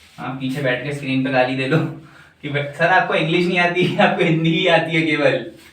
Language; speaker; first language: Hindi; native; Hindi